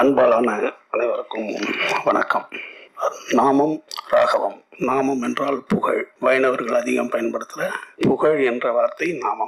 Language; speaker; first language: Tamil; native; Tamil